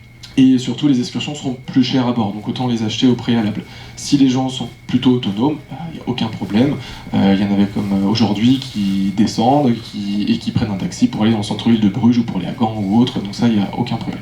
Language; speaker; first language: French; native; French